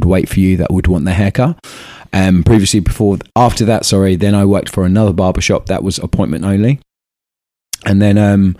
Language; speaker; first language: English; native; English